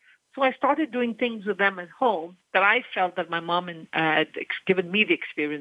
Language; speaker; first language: English; non-native, local second language; Punjabi